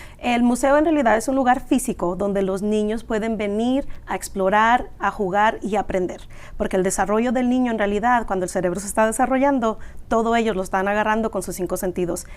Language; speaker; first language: Spanish; early bilingual, other home language; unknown